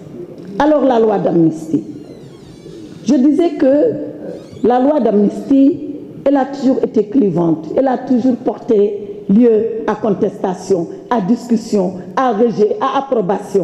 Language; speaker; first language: French; non-native, local second language; Wolof